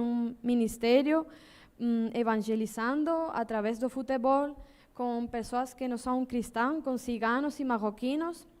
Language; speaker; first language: Portuguese; non-native, learner; Spanish